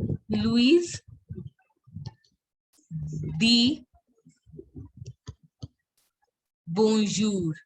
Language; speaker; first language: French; non-native, fluent; Hindi